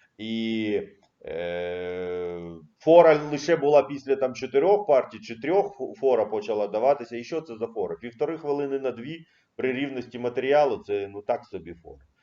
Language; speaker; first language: Ukrainian; native; Ukrainian